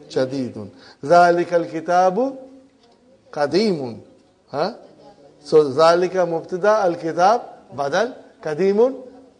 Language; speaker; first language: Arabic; non-native, fluent; English